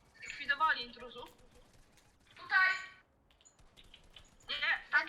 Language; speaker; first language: Polish; native; Polish